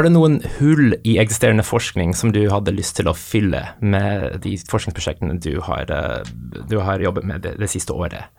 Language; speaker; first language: Norwegian; native; Norwegian